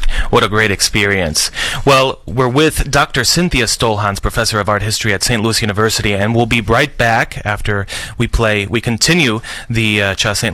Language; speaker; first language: English; native; English